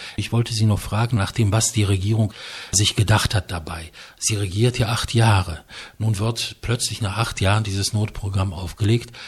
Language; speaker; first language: German; non-native, fluent; Polish